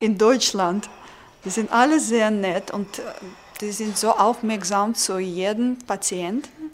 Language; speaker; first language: German; non-native, learner; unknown